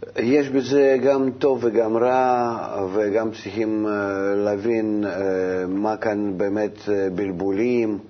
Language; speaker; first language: Hebrew; non-native, fluent; Russian